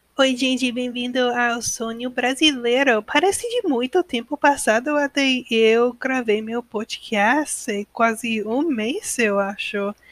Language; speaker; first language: Portuguese; non-native, learner; English